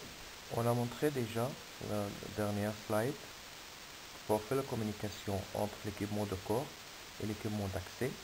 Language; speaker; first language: French; non-native, fluent; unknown